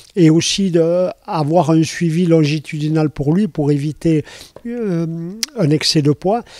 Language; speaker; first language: French; native; French